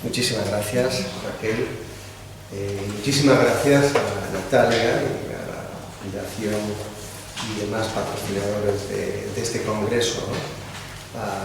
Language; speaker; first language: Spanish; native; Spanish